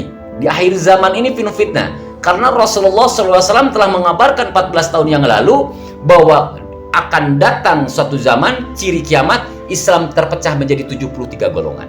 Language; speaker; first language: Indonesian; native; Indonesian